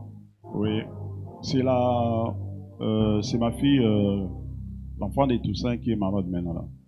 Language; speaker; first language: French; non-native, local second language; Luba-Lulua